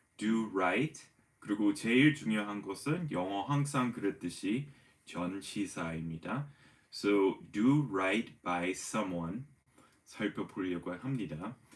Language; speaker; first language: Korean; non-native, fluent; English